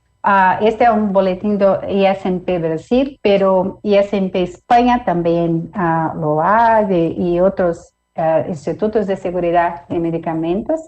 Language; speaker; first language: Spanish; non-native, fluent; Portuguese